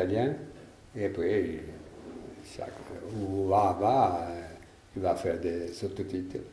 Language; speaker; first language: French; non-native, learner; Italian